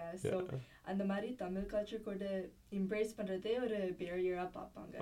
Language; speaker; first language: Tamil; early bilingual, heritage; Tamil